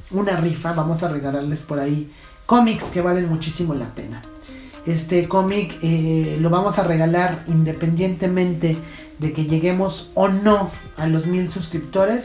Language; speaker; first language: Spanish; native; Spanish